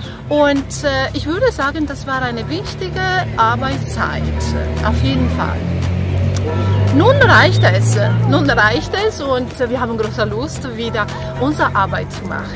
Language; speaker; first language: German; non-native, fluent; Italian